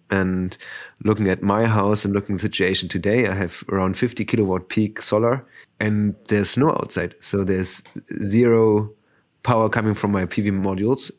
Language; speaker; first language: English; non-native, fluent; German